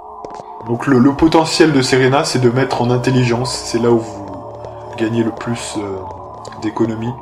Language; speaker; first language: French; native; French